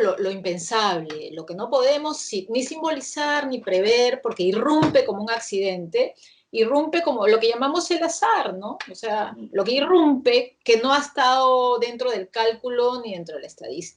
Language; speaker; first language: Spanish; native; Spanish